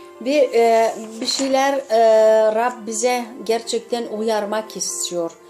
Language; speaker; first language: Turkish; non-native, fluent; Gagauz